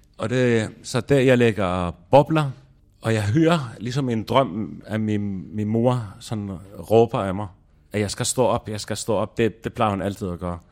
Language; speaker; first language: Danish; non-native, fluent; Arabic